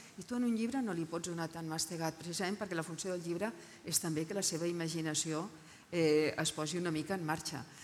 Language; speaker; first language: Catalan; non-native, local second language; Spanish